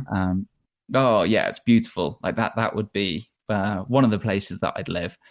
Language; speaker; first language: English; native; English